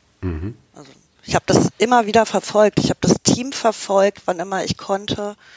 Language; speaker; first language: German; early bilingual, other home language; English